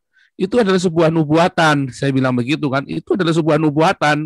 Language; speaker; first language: Indonesian; native; Indonesian